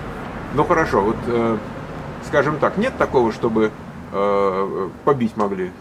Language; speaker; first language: Russian; native; Russian